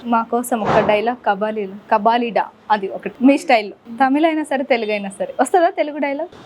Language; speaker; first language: Telugu; native; Telugu